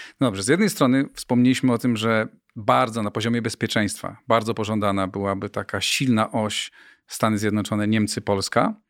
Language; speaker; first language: Polish; native; Polish